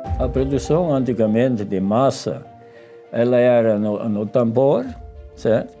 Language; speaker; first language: Portuguese; non-native, fluent; Swiss German